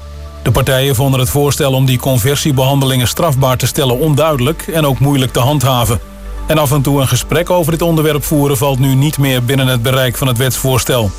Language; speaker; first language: Dutch; native; Dutch